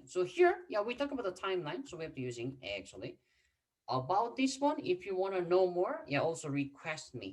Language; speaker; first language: English; non-native, fluent; Korean